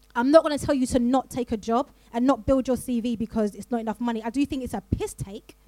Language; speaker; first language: English; native; English